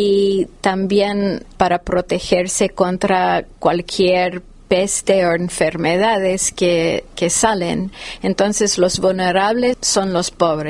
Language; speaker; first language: Spanish; non-native, fluent; English